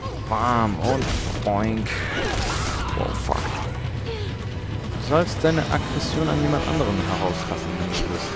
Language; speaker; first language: German; native; German